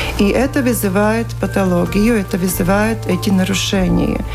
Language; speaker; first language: Russian; non-native, local second language; Latvian